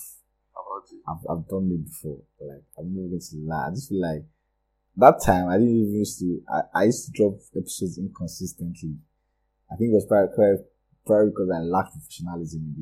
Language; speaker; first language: English; non-native, local second language; Yoruba